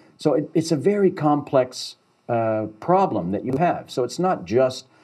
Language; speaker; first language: English; native; English